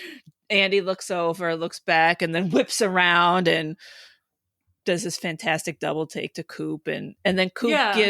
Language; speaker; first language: English; native; English